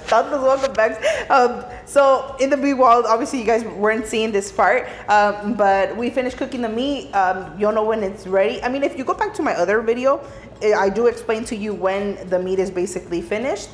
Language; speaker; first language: English; early bilingual, other home language; Spanish